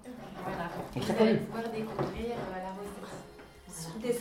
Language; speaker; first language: French; native; French